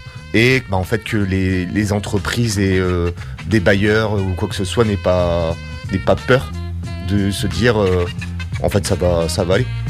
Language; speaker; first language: French; native; French